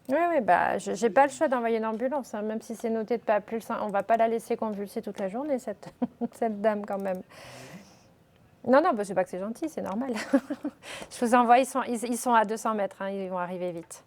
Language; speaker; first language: French; native; French